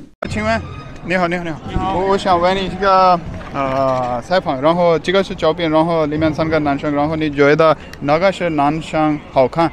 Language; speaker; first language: Chinese; non-native, learner; Urdu